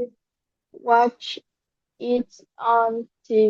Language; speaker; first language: English; non-native, learner; Vietnamese